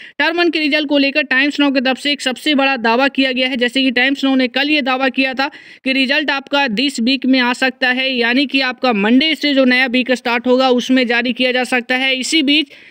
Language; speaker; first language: Hindi; native; Hindi